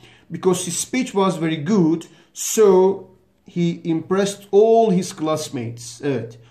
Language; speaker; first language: English; non-native, fluent; Turkish